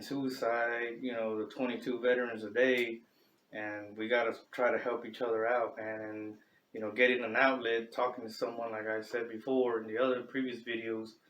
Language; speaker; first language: English; native; English